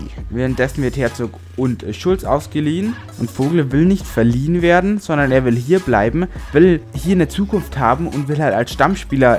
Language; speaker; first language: German; native; German